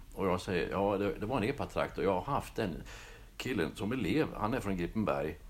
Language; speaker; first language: Swedish; native; Swedish